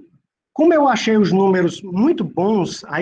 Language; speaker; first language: Portuguese; native; Portuguese